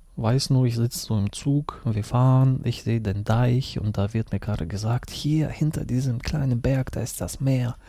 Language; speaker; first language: German; early bilingual, other home language; Russian